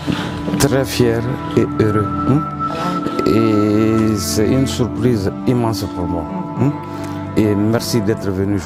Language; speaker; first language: French; non-native, local second language; Susu